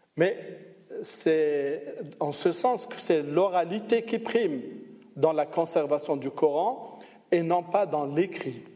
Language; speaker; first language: French; non-native, local second language; Arabic